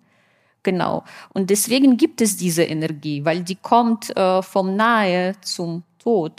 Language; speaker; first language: German; non-native, fluent; Russian